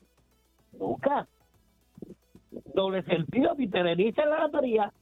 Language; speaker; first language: Spanish; native; Spanish